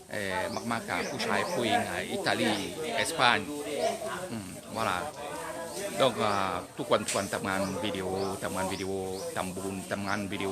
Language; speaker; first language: Thai; non-native, learner; French